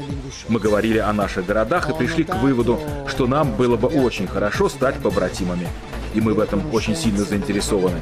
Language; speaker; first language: Russian; native; Russian